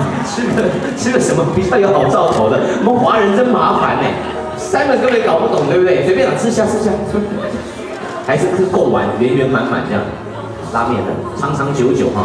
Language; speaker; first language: Chinese; native; Chinese